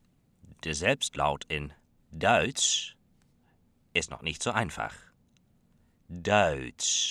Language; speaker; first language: German; non-native, fluent; Dutch